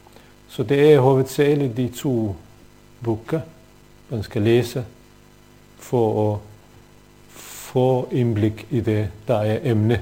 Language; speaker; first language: Danish; non-native, fluent; Bosnian